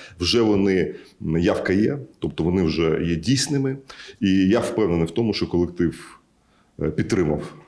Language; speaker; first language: Ukrainian; native; Ukrainian